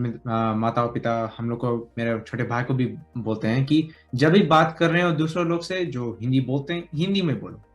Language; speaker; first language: Hindi; early bilingual, heritage; Hindi